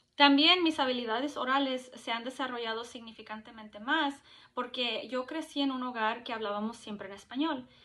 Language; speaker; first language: Spanish; early bilingual, heritage; Spanish